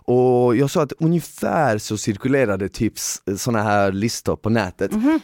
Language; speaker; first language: Swedish; native; Swedish